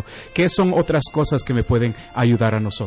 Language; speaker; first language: Spanish; native; Spanish